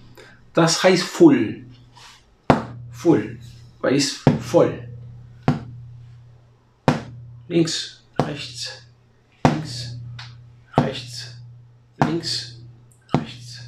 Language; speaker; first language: German; non-native, fluent; Spanish